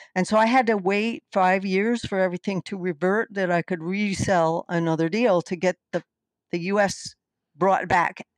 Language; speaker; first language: English; native; English